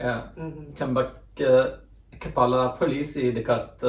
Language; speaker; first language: Indonesian; non-native, fluent; Norwegian